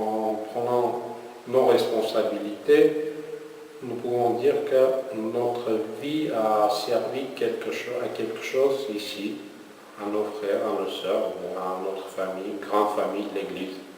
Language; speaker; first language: French; non-native, fluent; Armenian